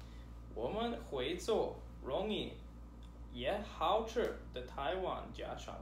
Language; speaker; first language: Chinese; non-native, learner; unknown